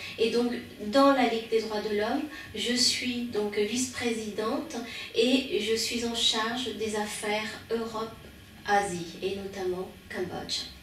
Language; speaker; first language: French; early bilingual, other home language; Khmer